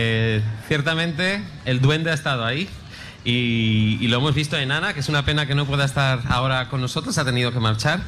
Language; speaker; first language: Spanish; native; Spanish